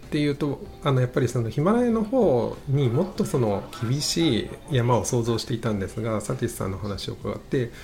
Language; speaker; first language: Japanese; native; Japanese